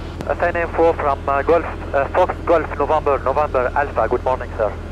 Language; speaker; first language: English; non-native, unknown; French